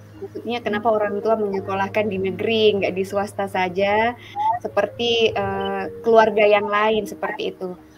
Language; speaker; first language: Indonesian; native; Indonesian